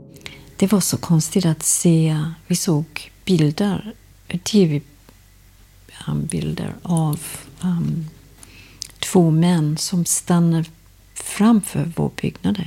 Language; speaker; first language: Swedish; non-native, fluent; English